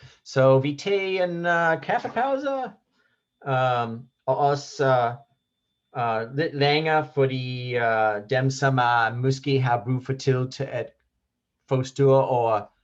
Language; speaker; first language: Danish; non-native, fluent; English